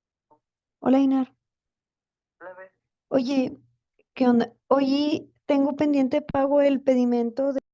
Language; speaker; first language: Spanish; native; Spanish